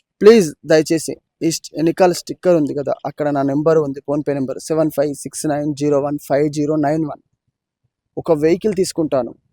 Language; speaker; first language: Telugu; native; Telugu